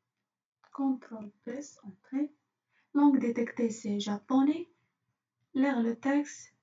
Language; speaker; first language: French; non-native, fluent; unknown